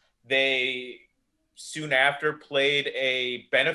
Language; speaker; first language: English; native; English